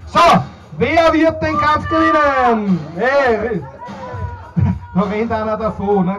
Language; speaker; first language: German; native; German